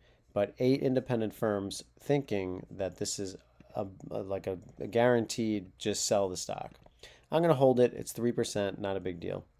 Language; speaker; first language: English; native; English